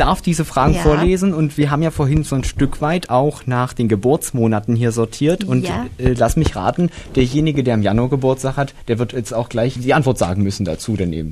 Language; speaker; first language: German; native; German